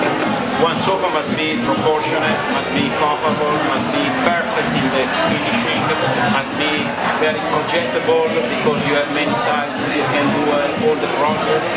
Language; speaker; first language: English; non-native, fluent; Italian